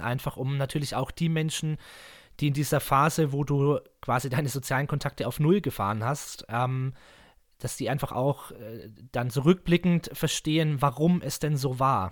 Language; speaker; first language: German; native; German